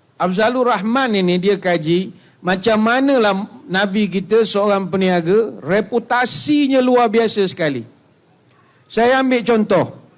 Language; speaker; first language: Malay; native; Malay